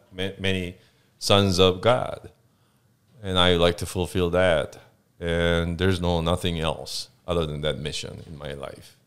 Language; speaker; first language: English; non-native, fluent; Korean